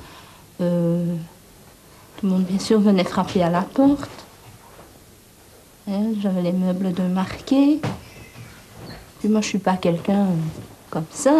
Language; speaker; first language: French; native; French